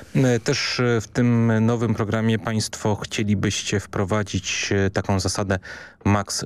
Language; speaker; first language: Polish; native; Polish